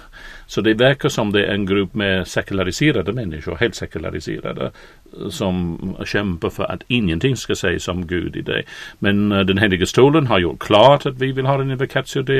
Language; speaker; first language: Swedish; non-native, fluent; English